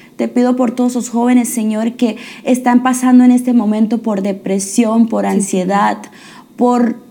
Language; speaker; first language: Spanish; early bilingual, heritage; Spanish